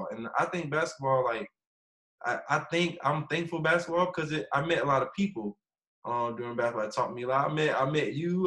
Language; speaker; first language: English; native; English